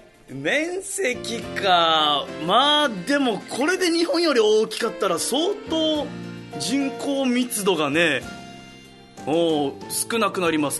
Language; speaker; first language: Japanese; native; Japanese